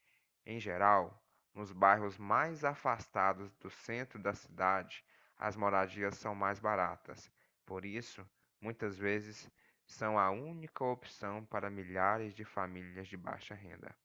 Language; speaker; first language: Portuguese; native; Portuguese